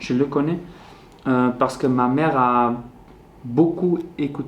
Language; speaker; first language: French; non-native, learner; Dutch